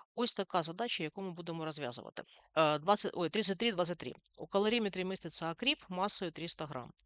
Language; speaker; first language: Ukrainian; non-native, local second language; Russian